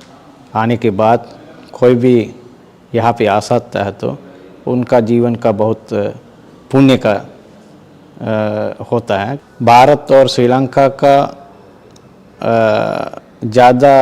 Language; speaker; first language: Hindi; non-native, fluent; Sinhala